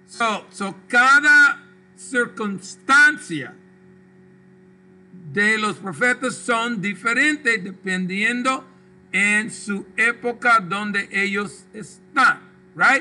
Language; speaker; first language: Spanish; non-native, local second language; English